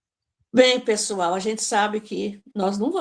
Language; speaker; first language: Portuguese; native; Portuguese